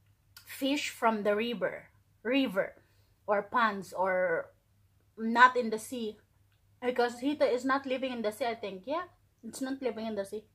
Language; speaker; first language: English; non-native, local second language; Filipino